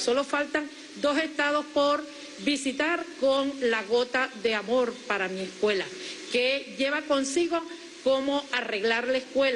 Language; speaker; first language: Spanish; native; Spanish